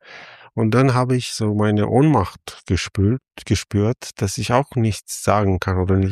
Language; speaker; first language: German; non-native, fluent; Armenian